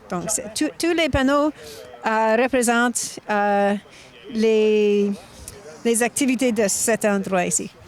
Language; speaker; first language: French; non-native, local second language; English